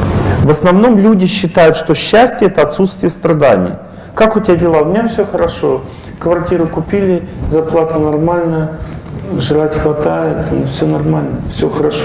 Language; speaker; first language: Russian; native; Russian